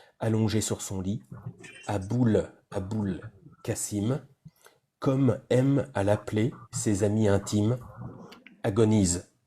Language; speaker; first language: French; native; French